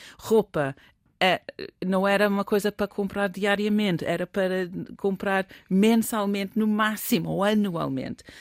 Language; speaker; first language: Portuguese; non-native, fluent; English